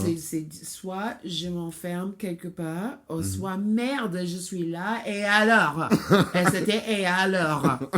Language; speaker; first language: French; non-native, fluent; English